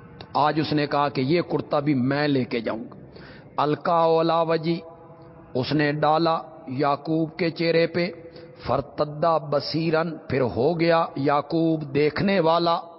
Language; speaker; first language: Urdu; non-native, local second language; Punjabi